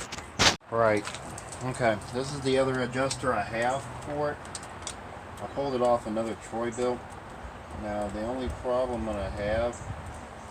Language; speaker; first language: English; native; English